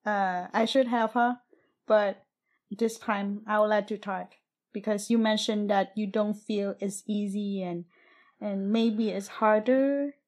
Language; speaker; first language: English; non-native, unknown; Vietnamese